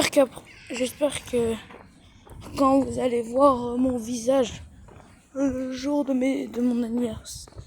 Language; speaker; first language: French; early bilingual, other home language; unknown